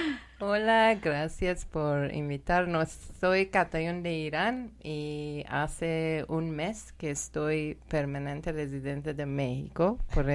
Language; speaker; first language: Spanish; non-native, learner; Persian